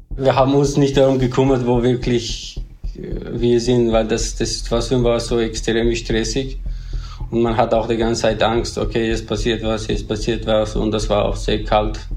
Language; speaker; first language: German; non-native, fluent; Persian